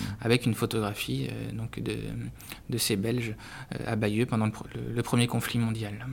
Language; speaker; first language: French; native; French